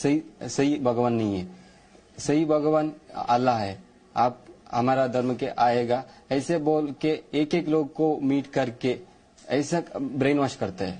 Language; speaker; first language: Hindi; non-native, local second language; Malayalam